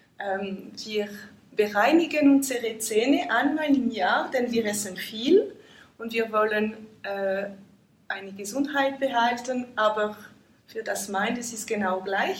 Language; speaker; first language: German; non-native, fluent; French